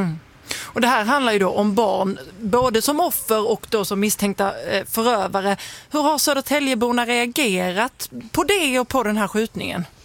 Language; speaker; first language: Swedish; native; Swedish